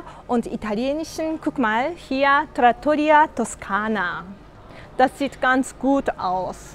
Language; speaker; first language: German; non-native, fluent; Japanese